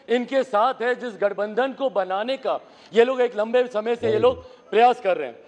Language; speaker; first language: Hindi; native; Hindi